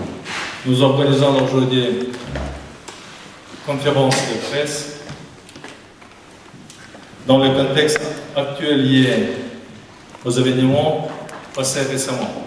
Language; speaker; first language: French; non-native, fluent; Chechen